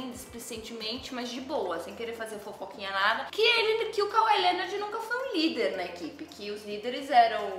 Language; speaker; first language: Portuguese; native; Portuguese